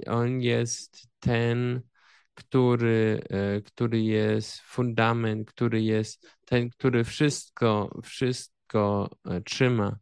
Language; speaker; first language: Polish; early bilingual, heritage; Polish